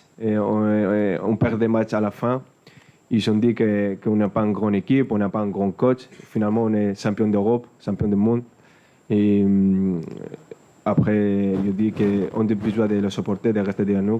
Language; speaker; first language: French; non-native, fluent; Spanish